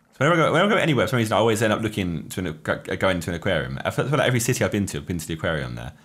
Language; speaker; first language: English; native; English